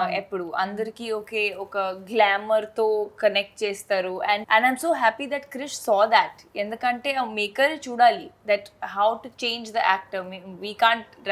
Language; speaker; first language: Telugu; non-native, fluent; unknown